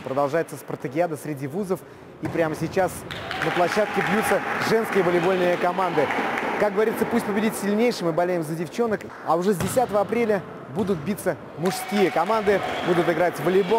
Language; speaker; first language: Russian; native; Russian